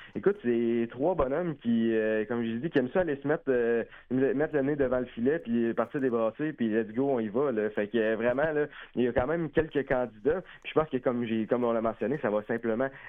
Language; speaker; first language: French; native; French